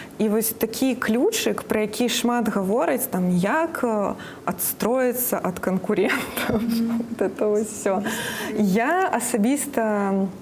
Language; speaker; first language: Belarusian; native; Belarusian